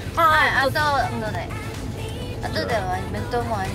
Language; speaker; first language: Japanese; non-native, fluent; Korean